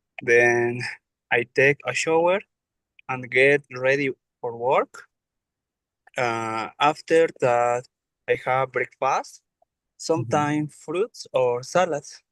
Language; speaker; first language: English; non-native, learner; Spanish